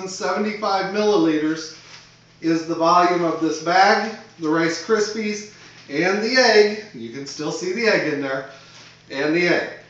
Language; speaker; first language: English; native; English